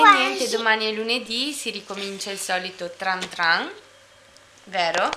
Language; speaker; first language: Italian; native; Italian